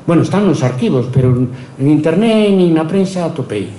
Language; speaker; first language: Spanish; non-native, local second language; Galician